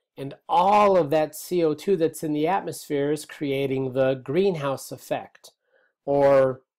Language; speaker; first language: English; native; English